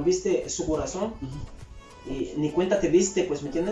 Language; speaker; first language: Spanish; non-native, fluent; Haitian Creole